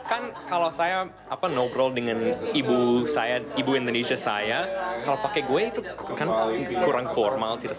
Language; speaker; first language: Indonesian; non-native, fluent; English